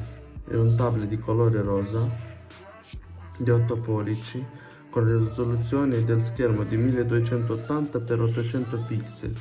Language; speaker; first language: Italian; non-native, fluent; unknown